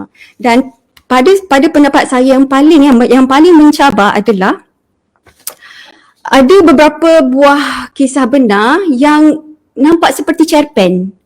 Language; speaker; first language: Malay; native; Malay